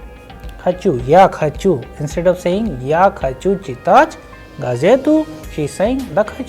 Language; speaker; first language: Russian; non-native, fluent; Hindi